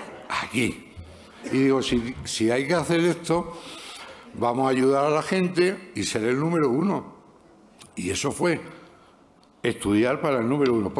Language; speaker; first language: Spanish; native; Spanish